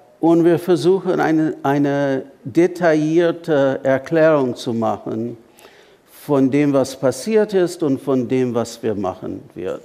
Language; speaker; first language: German; non-native, fluent; English